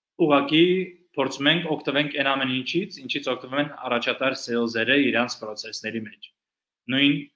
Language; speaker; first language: Armenian; early bilingual, heritage; Armenian